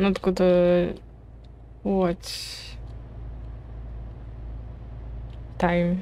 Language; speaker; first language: English; non-native, learner; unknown